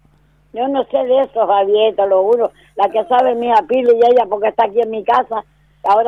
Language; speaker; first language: Spanish; native; Spanish